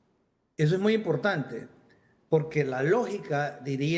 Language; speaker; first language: Spanish; native; Spanish